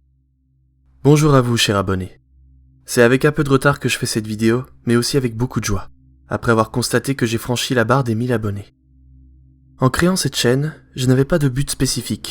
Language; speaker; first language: French; native; French